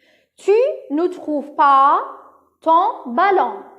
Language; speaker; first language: French; non-native, local second language; Arabic